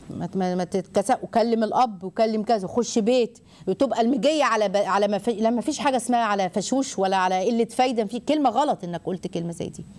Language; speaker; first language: Arabic; native; Arabic